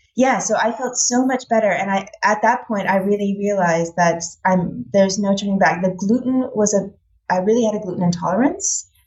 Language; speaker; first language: English; native; English